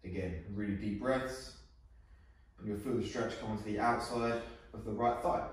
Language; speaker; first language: English; native; English